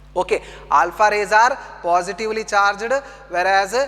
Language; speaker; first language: English; non-native, local second language; Kannada